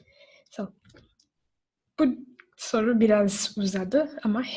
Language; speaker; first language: Turkish; non-native, learner; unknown